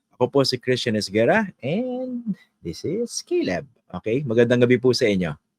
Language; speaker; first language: Filipino; native; Filipino